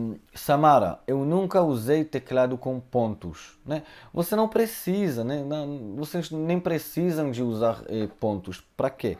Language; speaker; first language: Portuguese; non-native, fluent; Hebrew